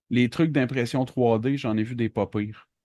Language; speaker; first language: French; native; French